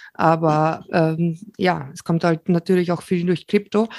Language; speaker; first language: German; early bilingual, other home language; Slovak